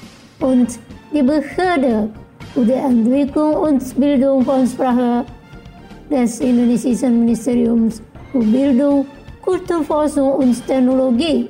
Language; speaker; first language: German; non-native, fluent; Indonesian